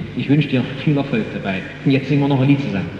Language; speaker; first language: German; native; German